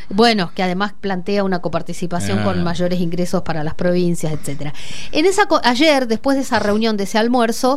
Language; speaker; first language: Spanish; native; Spanish